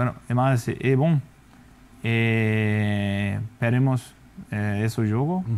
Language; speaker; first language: Spanish; non-native, fluent; Danish